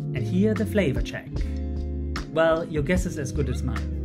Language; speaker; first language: English; non-native, fluent; Dutch